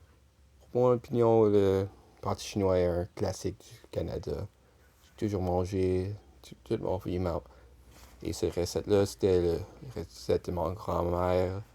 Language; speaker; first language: French; non-native, local second language; English